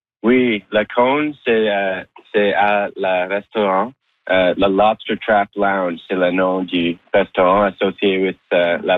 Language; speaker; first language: French; non-native, local second language; English